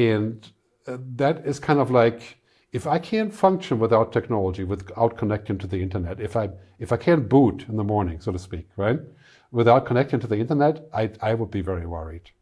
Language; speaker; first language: English; non-native, fluent; German